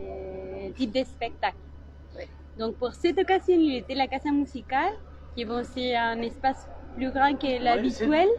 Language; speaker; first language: French; non-native, learner; Spanish